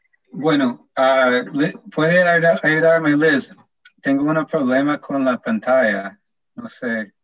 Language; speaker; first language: Spanish; non-native, fluent; English